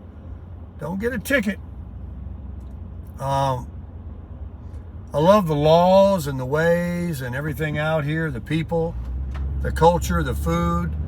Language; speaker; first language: English; native; English